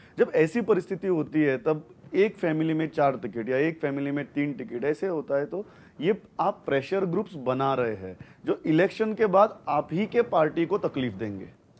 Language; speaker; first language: Hindi; non-native, local second language; Konkani